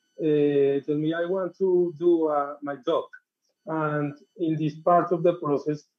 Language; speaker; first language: English; non-native, learner; Spanish